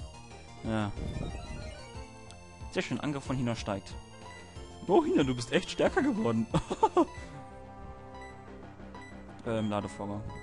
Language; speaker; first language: German; native; German